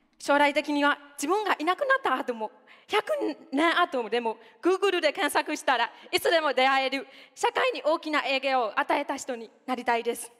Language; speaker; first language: Japanese; non-native, fluent; Burmese